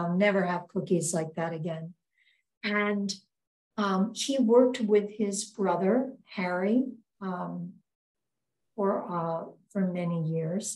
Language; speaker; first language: English; native; English